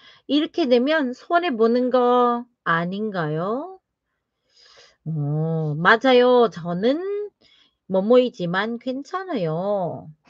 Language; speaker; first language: Korean; non-native, fluent; Filipino